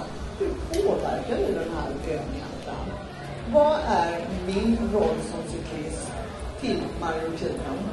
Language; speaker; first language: Swedish; native; Swedish